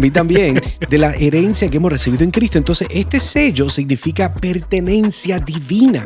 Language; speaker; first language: Spanish; native; Spanish